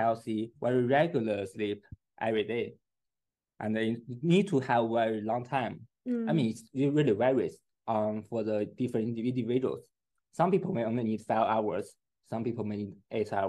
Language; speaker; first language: English; non-native, fluent; Chinese